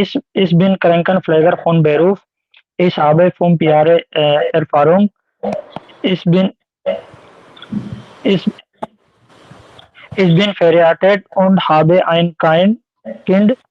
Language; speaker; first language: German; non-native, learner; Hindi